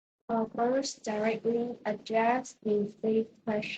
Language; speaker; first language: English; non-native, learner; Vietnamese